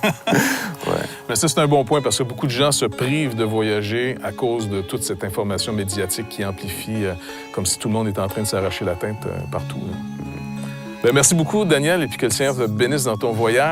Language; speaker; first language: French; native; French